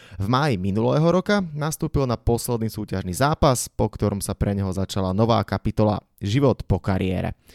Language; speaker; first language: Slovak; native; Slovak